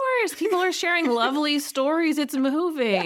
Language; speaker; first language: English; native; English